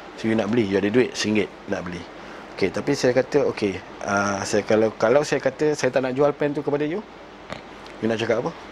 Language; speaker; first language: Malay; native; Malay